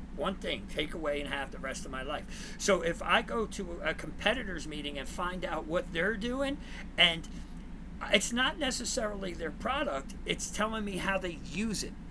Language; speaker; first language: English; native; English